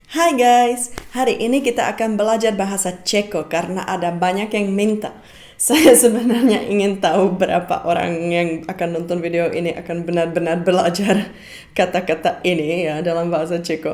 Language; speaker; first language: Indonesian; non-native, fluent; Czech